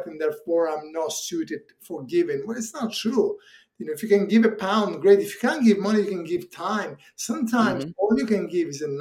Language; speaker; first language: English; non-native, fluent; Italian